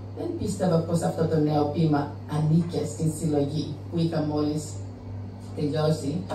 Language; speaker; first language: Greek; non-native, fluent; English